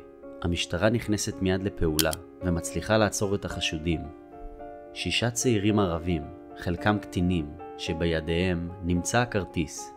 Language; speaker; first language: Hebrew; native; Hebrew